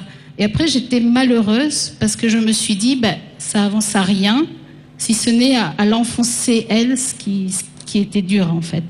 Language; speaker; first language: French; native; French